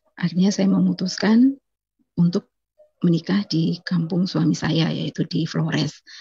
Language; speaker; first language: Indonesian; native; Indonesian